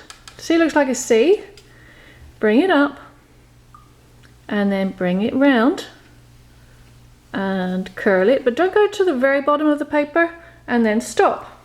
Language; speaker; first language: English; native; English